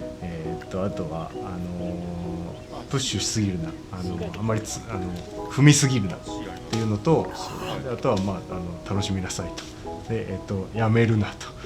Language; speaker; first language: Japanese; native; Japanese